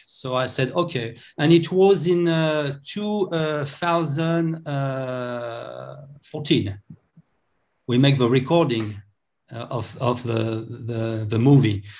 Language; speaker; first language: English; non-native, learner; French